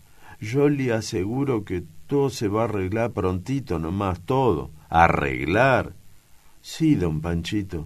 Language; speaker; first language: Spanish; native; Spanish